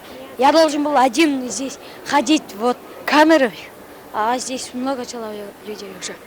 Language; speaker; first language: Russian; non-native, local second language; Kyrgyz